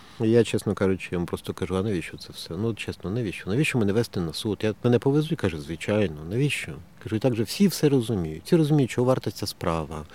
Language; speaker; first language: Ukrainian; native; Ukrainian